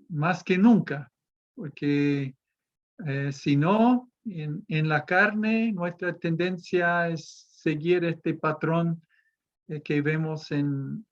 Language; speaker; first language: Spanish; non-native, fluent; English